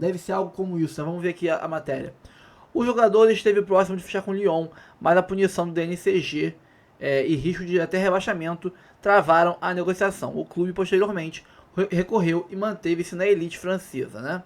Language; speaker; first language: Portuguese; native; Portuguese